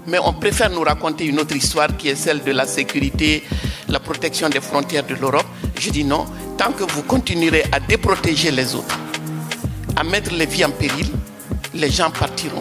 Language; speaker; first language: French; non-native, local second language; Bambara